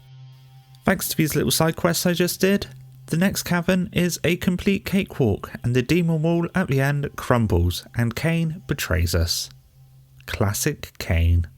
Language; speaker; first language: English; native; English